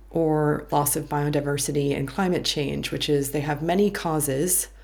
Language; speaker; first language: English; native; English